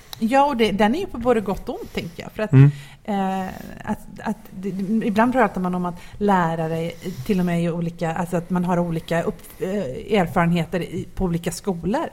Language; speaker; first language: Swedish; native; Swedish